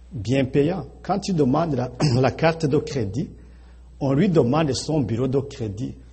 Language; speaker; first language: French; non-native, local second language; Rundi